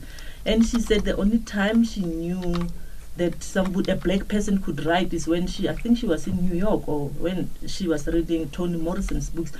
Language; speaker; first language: English; non-native, local second language; Tswana